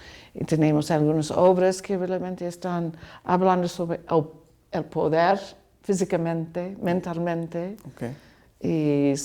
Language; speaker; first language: Spanish; non-native, learner; English